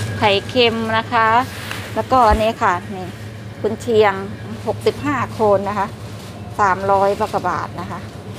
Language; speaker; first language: Thai; native; Thai